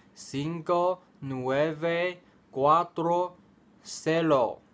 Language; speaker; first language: Spanish; non-native, learner; Chinese